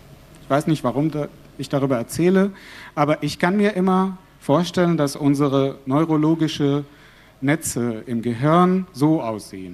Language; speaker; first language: German; non-native, fluent; Arabic